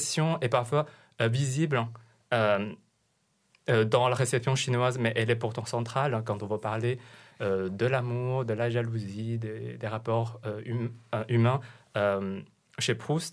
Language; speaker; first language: French; non-native, fluent; Chinese